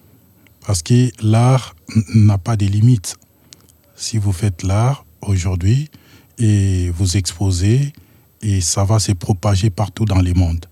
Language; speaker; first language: French; non-native, local second language; Lingala